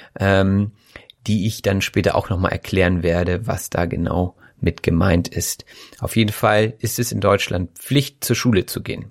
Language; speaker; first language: German; native; German